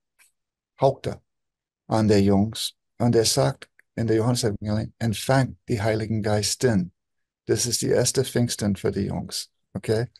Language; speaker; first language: German; non-native, fluent; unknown